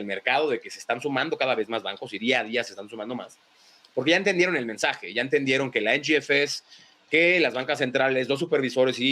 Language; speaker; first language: Spanish; native; Spanish